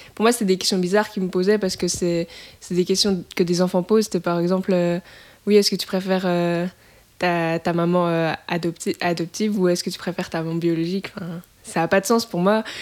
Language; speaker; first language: French; native; French